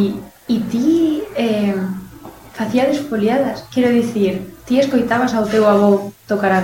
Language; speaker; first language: Galician; native; Galician